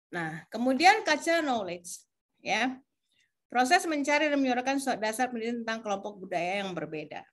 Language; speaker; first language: Indonesian; native; Indonesian